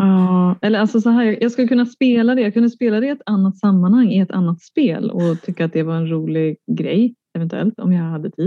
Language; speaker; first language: Swedish; native; Swedish